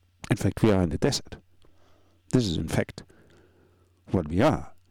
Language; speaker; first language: English; non-native, fluent; German